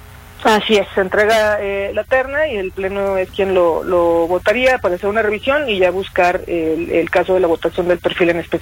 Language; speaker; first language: Spanish; native; Spanish